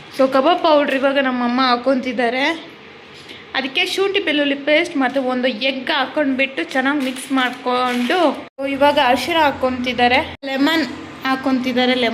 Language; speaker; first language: Kannada; non-native, local second language; Telugu